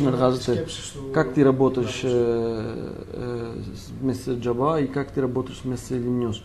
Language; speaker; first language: Russian; non-native, learner; Greek